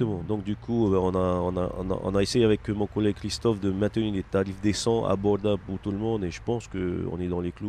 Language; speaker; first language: French; native; French